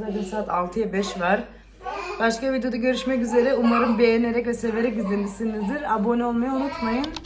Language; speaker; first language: Turkish; early bilingual, heritage; Turkish